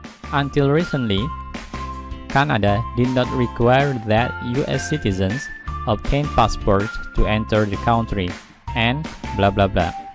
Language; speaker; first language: English; non-native, fluent; Indonesian